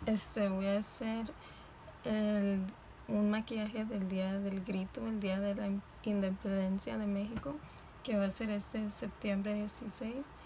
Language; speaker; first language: Spanish; early bilingual, heritage; Spanish